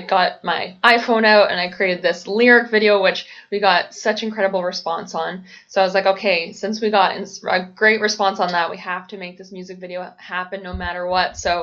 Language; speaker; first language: English; native; English